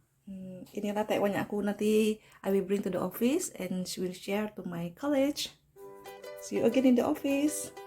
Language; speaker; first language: English; non-native, learner; Indonesian